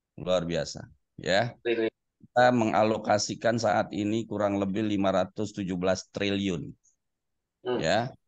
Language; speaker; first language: Indonesian; native; Indonesian